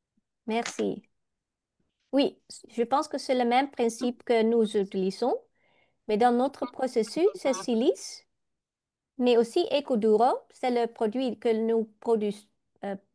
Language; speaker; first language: French; non-native, learner; Dutch